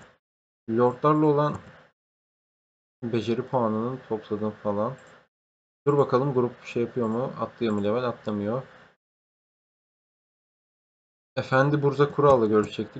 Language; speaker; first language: Turkish; native; Turkish